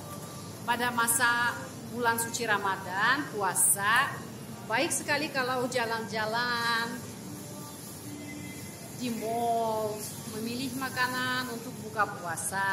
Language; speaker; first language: Indonesian; non-native, fluent; Russian